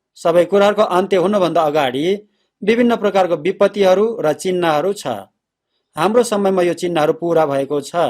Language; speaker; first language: Nepali; non-native, fluent; Korean